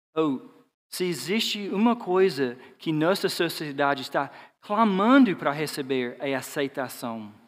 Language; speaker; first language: Portuguese; non-native, fluent; English